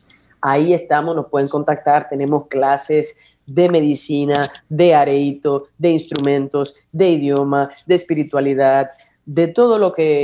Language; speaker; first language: Spanish; native; Spanish